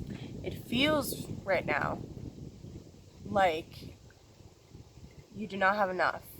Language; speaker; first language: English; native; English